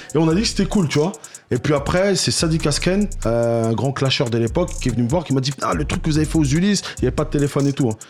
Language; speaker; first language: French; native; French